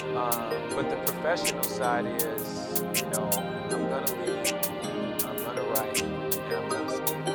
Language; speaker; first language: English; native; English